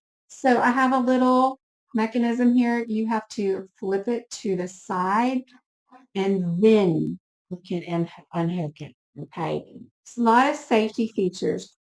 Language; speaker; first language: English; native; English